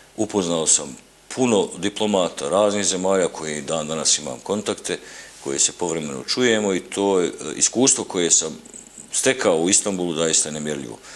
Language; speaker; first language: Bosnian; native; Bosnian